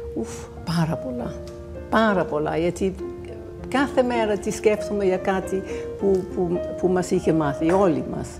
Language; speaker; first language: Greek; non-native, fluent; Danish